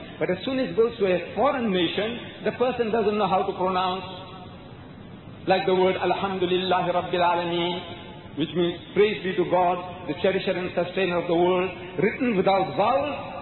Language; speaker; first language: English; early bilingual, other home language; Gujarati